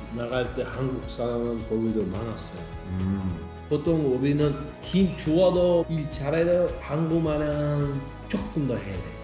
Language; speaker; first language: Korean; non-native, learner; Uzbek